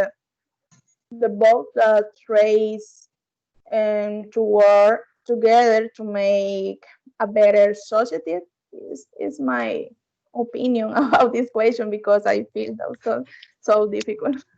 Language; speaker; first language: English; non-native, learner; Spanish